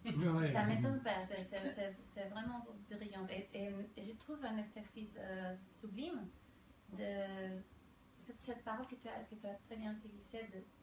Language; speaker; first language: French; non-native, fluent; Spanish